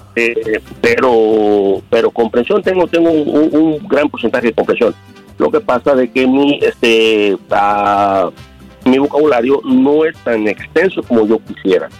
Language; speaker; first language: Spanish; native; Spanish